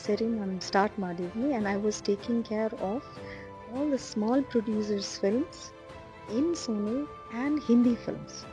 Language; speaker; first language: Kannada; non-native, learner; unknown